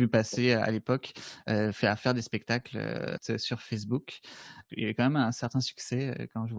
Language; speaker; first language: French; native; French